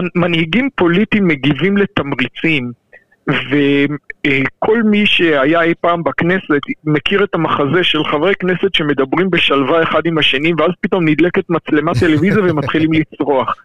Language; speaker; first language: Hebrew; native; Hebrew